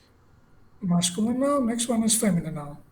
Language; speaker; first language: English; non-native, learner; Russian